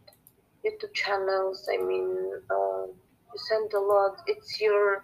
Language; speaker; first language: English; non-native, learner; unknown